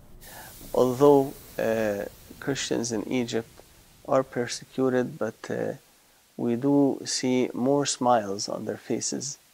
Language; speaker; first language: English; non-native, fluent; Arabic